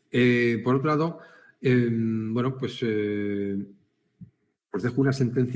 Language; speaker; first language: Spanish; native; Spanish